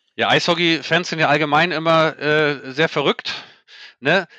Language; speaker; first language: German; native; German